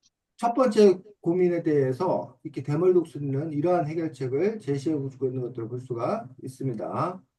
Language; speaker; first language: Korean; native; Korean